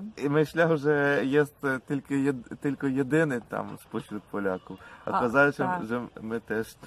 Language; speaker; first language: Polish; non-native, learner; Ukrainian